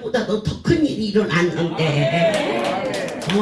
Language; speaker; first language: Korean; native; Korean